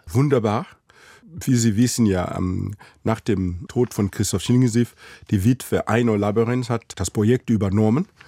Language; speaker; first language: German; non-native, fluent; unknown